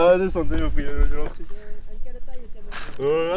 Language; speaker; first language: French; native; French